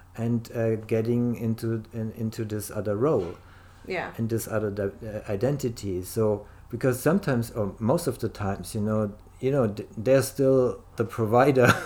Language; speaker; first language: English; non-native, fluent; German